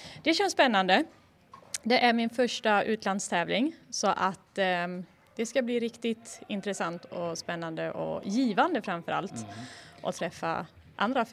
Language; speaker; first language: Swedish; native; Swedish